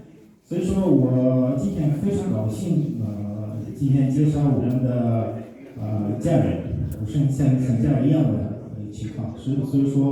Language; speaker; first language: Chinese; non-native, fluent; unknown